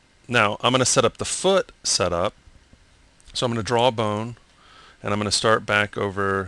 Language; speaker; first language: English; native; English